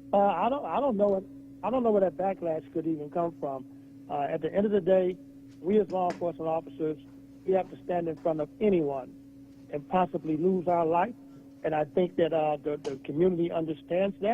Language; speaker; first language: English; native; English